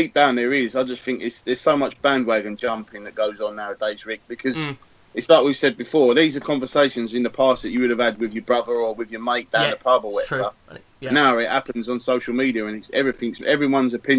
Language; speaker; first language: English; native; English